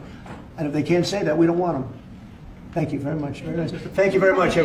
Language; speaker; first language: English; native; English